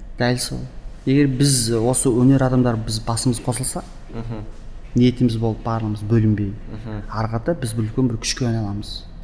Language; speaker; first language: Kazakh; early bilingual, heritage; Kazakh